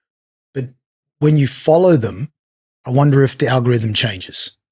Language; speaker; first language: English; native; English